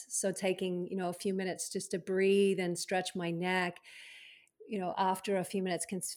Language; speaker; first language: English; native; English